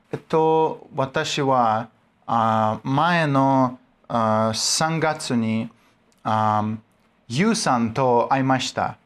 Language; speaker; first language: Japanese; non-native, learner; Russian